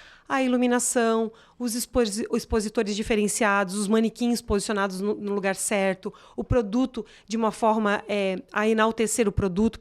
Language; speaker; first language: Portuguese; native; Portuguese